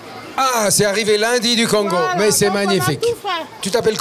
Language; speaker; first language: French; native; French